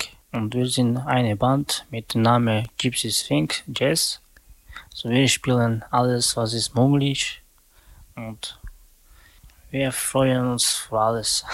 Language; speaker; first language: German; non-native, learner; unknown